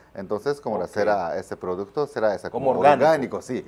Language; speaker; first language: Spanish; non-native, learner; Japanese